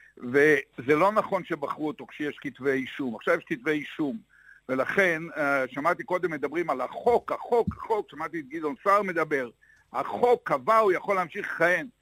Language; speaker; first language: Hebrew; native; Hebrew